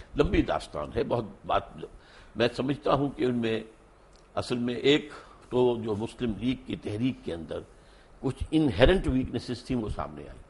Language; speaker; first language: Urdu; native; Urdu